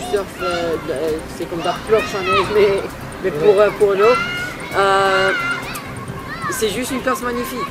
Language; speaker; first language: French; non-native, learner; English